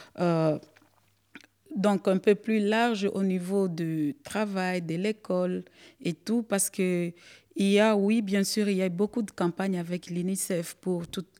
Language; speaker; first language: French; non-native, local second language; Swahili